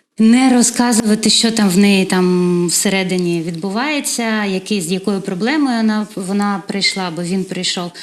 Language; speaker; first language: Ukrainian; non-native, local second language; Russian